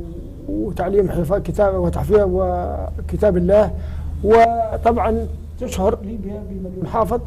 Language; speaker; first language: Arabic; native; Arabic